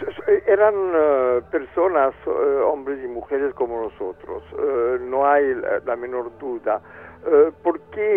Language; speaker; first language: Spanish; non-native, fluent; French